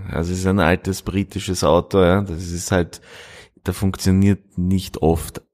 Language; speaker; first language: German; native; German